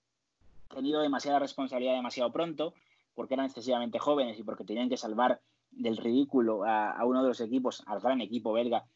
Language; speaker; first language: Spanish; native; Spanish